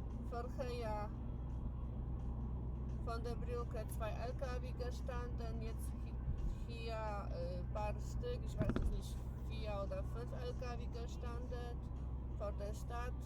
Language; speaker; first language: German; non-native, learner; Polish